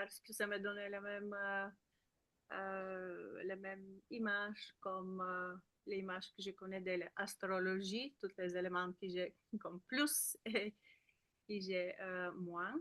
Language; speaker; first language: French; non-native, learner; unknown